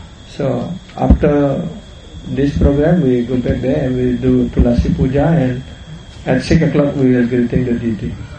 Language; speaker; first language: English; non-native, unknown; Indonesian